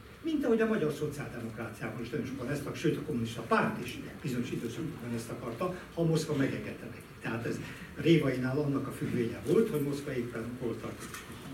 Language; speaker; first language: Hungarian; native; Hungarian